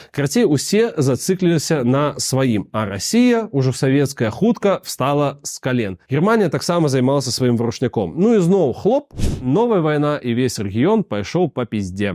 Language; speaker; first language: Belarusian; non-native, local second language; Russian